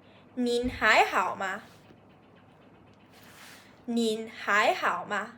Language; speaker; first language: Chinese; non-native, fluent; Sinhala